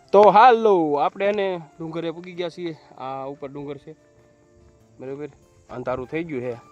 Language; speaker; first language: Gujarati; native; Gujarati